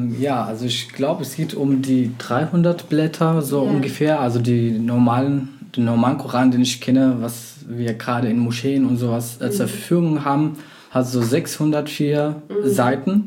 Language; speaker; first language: German; non-native, fluent; Arabic